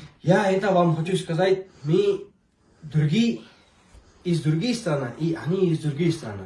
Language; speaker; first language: Russian; non-native, learner; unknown